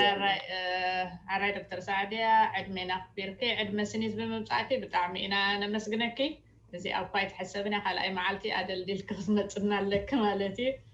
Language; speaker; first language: Tigrinya; native; Tigrinya